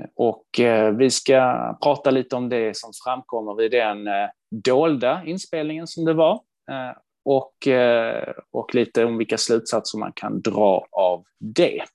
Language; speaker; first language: Swedish; early bilingual, other home language; Hebrew